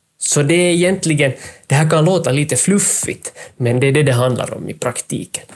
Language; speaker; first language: Swedish; native; Swedish